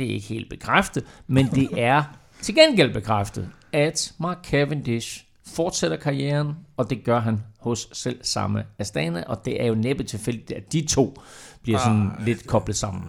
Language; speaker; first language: Danish; native; Danish